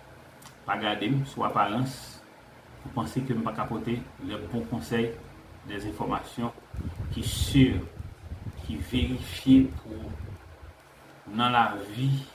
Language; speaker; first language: French; non-native, local second language; Haitian Creole